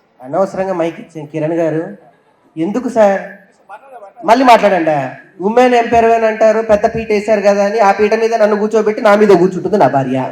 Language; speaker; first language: Telugu; native; Telugu